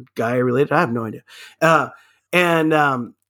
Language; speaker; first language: English; early bilingual, other home language; German